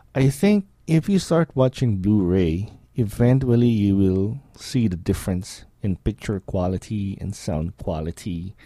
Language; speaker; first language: English; non-native, local second language; Filipino